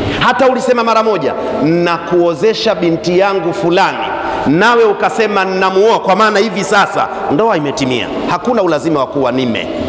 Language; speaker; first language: Swahili; non-native, local second language; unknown